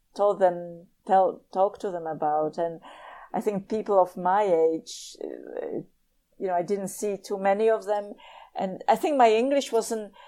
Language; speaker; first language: English; non-native, fluent; Czech